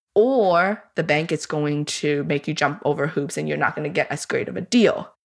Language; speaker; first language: English; early bilingual, other home language; Chinese